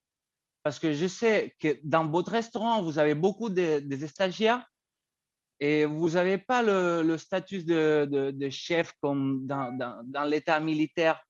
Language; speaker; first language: French; non-native, fluent; Spanish